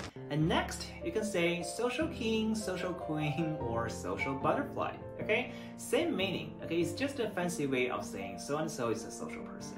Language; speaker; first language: English; non-native, fluent; Chinese